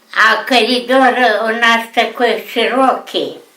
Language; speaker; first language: Russian; native; Russian